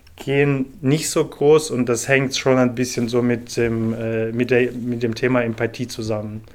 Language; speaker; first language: German; non-native, fluent; Ukrainian